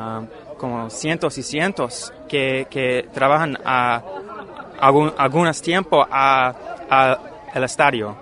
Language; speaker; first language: Spanish; non-native, learner; English